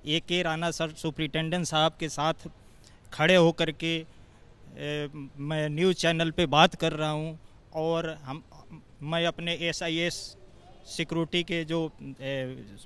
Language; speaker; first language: Hindi; native; Hindi